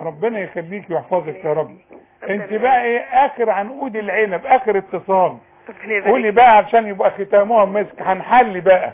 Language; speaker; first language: Arabic; native; Arabic